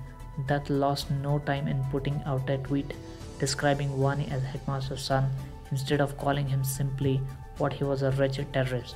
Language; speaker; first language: English; non-native, local second language; Telugu